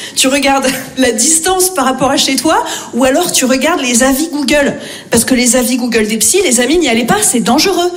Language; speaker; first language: French; native; French